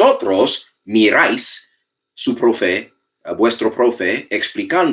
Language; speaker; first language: Spanish; non-native, fluent; English